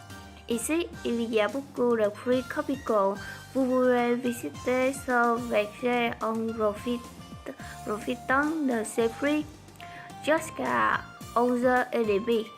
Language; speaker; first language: French; non-native, learner; Vietnamese